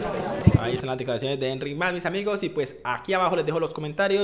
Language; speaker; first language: Spanish; native; Spanish